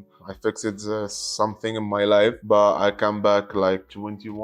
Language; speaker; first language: English; non-native, learner; Arabic